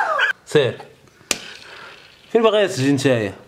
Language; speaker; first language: Arabic; native; Arabic